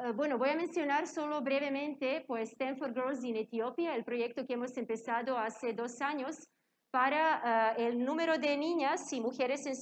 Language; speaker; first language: Spanish; non-native, fluent; Serbian